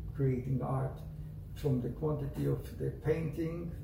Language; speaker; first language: English; non-native, fluent; Hebrew